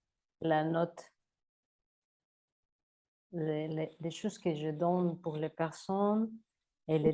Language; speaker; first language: French; non-native, learner; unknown